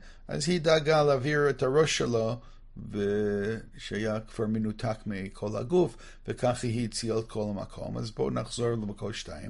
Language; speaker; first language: Hebrew; non-native, fluent; English